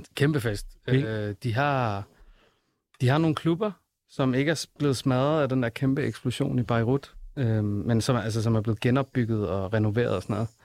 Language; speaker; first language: Danish; native; Danish